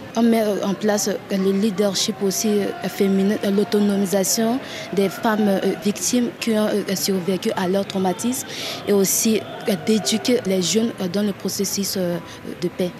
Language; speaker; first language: French; non-native, local second language; Sango